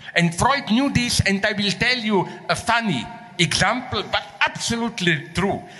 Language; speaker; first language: English; non-native, fluent; Slovenian